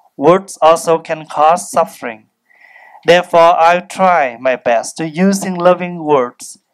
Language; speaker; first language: English; non-native, fluent; Vietnamese